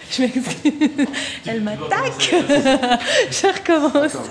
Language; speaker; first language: French; native; French